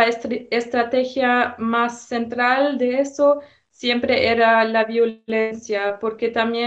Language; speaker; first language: Spanish; non-native, fluent; German